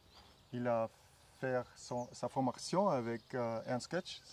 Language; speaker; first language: French; non-native, fluent; German